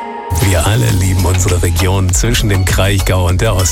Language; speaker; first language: German; native; German